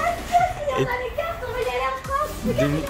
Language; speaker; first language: French; native; French